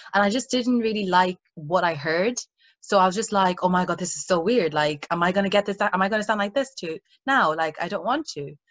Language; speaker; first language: English; early bilingual, other home language; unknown